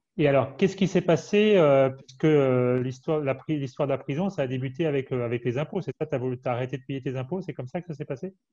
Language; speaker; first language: French; native; French